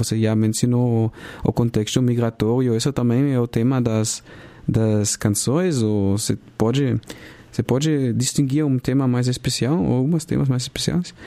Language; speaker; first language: Portuguese; non-native, fluent; German